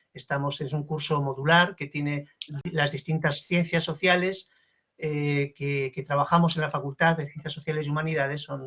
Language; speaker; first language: Spanish; native; Spanish